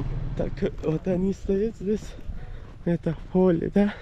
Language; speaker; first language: Russian; non-native, learner; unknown